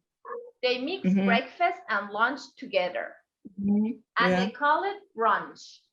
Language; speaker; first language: English; non-native, fluent; Persian